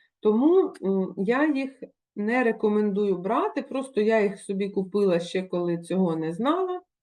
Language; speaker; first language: Ukrainian; non-native, local second language; Russian